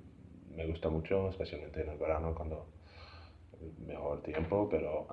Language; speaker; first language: Spanish; non-native, fluent; English